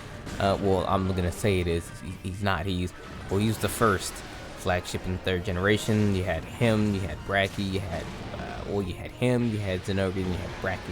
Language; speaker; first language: English; native; English